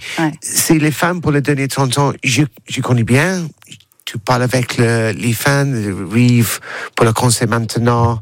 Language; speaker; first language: French; non-native, learner; English